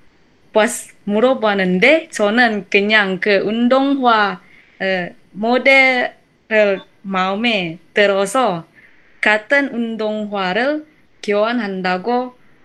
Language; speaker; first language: Korean; non-native, learner; Indonesian